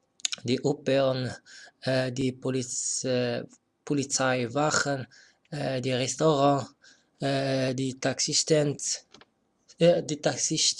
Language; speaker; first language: German; non-native, fluent; Arabic